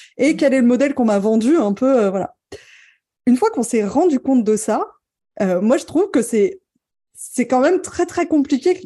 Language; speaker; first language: French; native; French